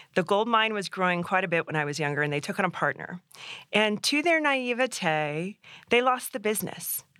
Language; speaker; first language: English; native; English